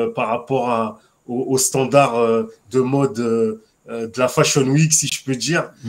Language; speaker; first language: French; native; French